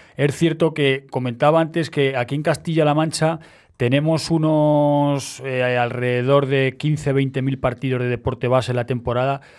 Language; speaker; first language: Spanish; native; Spanish